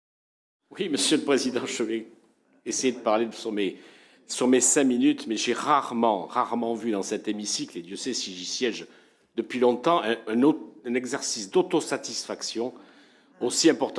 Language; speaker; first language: French; native; French